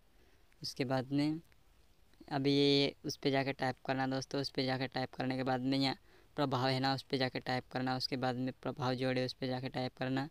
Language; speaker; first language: Hindi; native; Hindi